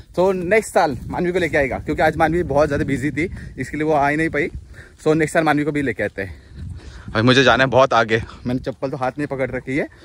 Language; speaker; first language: Hindi; non-native, local second language; Marathi